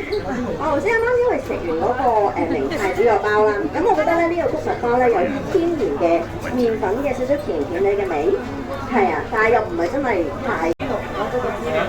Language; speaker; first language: Cantonese; native; Cantonese